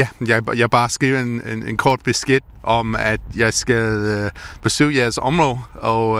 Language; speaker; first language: Danish; non-native, fluent; English